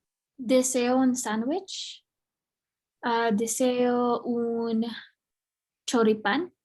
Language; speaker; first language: Spanish; non-native, learner; English